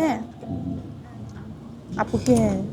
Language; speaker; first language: Korean; non-native, learner; Vietnamese